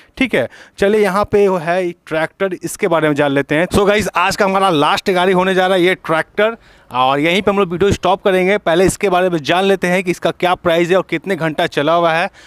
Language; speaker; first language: Hindi; native; Hindi